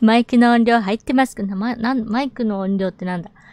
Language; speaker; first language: Japanese; native; Japanese